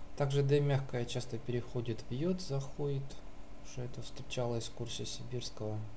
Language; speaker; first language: Russian; native; Russian